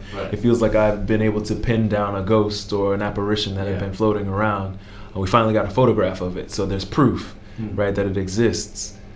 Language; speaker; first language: English; native; English